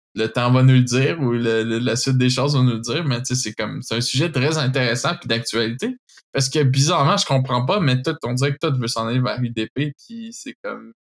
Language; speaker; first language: French; native; French